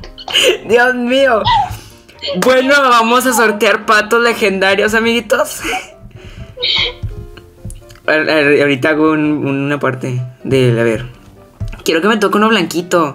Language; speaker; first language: Spanish; native; Spanish